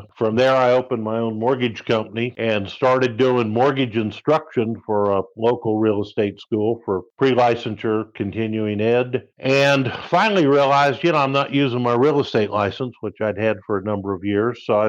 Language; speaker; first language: English; native; English